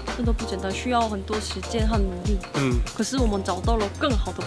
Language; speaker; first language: Chinese; non-native, fluent; Korean